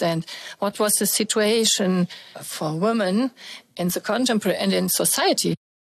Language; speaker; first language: English; non-native, fluent; German